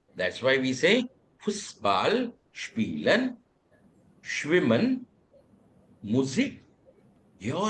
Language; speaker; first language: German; non-native, fluent; Telugu